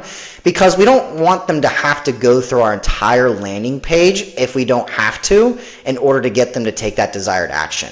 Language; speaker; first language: English; native; English